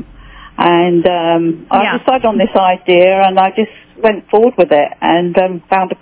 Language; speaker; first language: English; native; English